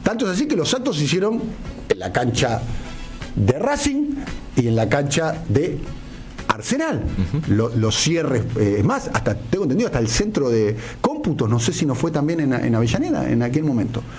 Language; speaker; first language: Spanish; native; Spanish